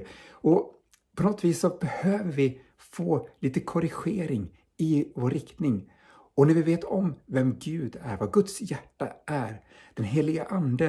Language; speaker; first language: Swedish; native; Swedish